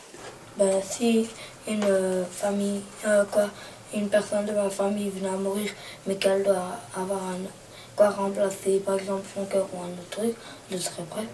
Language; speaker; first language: French; early bilingual, other home language; Chechen